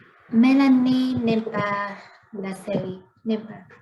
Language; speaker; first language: French; non-native, learner; Vietnamese